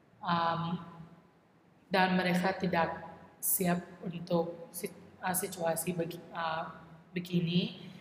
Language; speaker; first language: Indonesian; non-native, learner; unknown